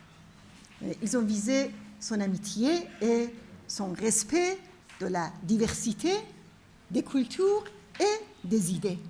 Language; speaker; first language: French; non-native, fluent; Persian